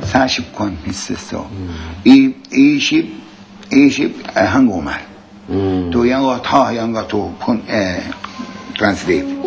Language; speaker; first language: Korean; non-native, learner; Arabic